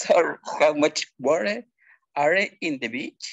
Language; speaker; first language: English; non-native, learner; Spanish